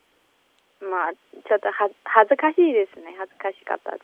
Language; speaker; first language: Japanese; non-native, learner; Chinese